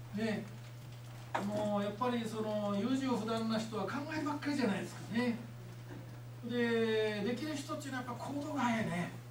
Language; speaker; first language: Japanese; native; Japanese